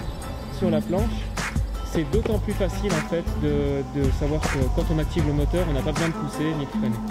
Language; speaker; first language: French; native; French